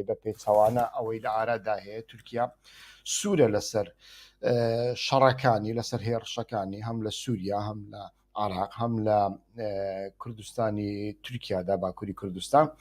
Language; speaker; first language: Central Kurdish; native; Central Kurdish